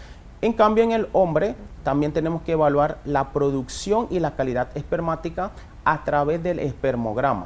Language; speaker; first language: Spanish; native; Spanish